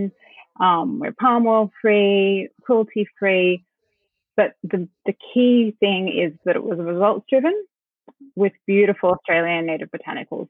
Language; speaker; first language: English; native; English